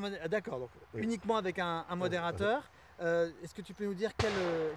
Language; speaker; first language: French; native; French